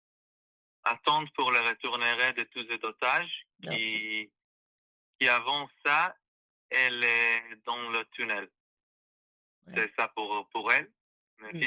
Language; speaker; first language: French; non-native, learner; Hebrew